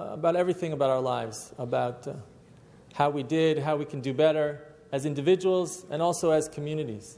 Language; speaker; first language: English; native; English